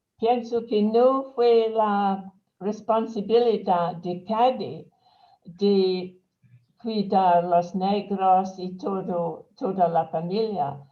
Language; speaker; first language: Spanish; non-native, fluent; English